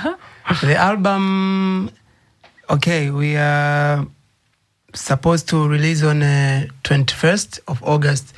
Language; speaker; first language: English; non-native, fluent; Swahili